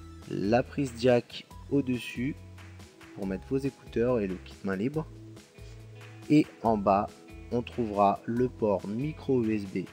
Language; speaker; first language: French; native; French